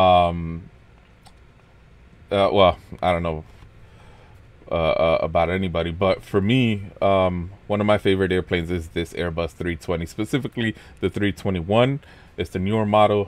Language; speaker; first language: English; early bilingual, other home language; Spanish